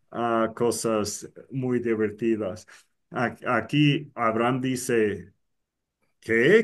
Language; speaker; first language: Spanish; non-native, fluent; English